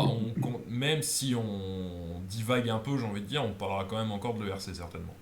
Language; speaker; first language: French; native; French